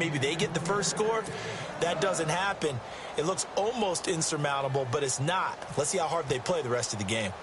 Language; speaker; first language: English; native; English